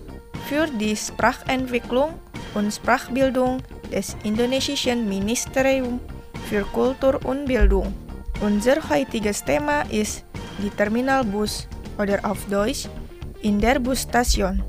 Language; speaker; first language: German; non-native, fluent; Indonesian